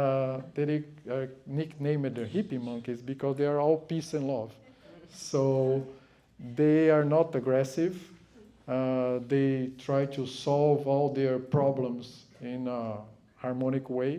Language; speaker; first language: English; non-native, fluent; Portuguese